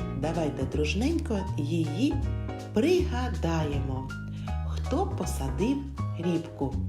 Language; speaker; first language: Ukrainian; native; Ukrainian